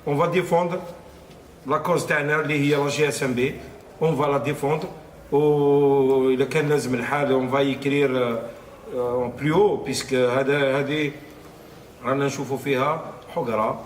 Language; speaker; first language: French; non-native, local second language; Arabic